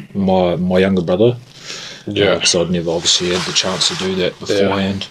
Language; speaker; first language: English; native; English